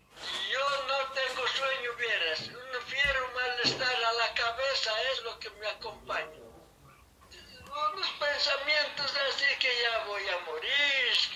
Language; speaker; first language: Spanish; native; Spanish